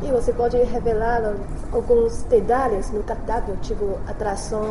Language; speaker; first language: Portuguese; non-native, fluent; Chinese